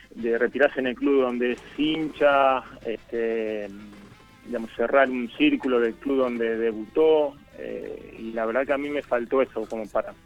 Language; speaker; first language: Spanish; native; Spanish